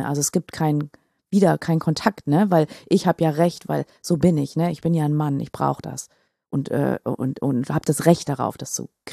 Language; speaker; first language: German; native; German